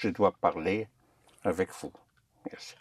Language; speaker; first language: French; non-native, fluent; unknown